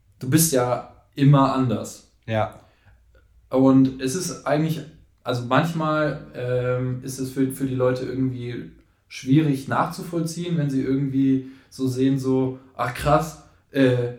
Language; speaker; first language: German; native; German